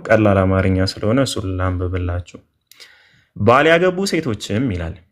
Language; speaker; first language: Amharic; native; Amharic